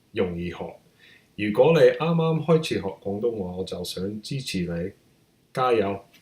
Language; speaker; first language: Cantonese; non-native, learner; English